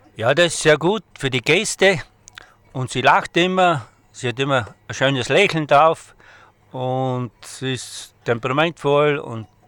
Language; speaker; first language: German; native; German